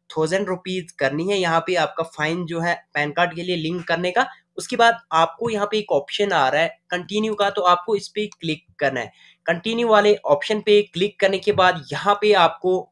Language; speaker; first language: Hindi; native; Hindi